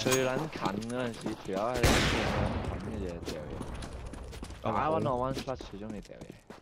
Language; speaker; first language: Cantonese; native; Cantonese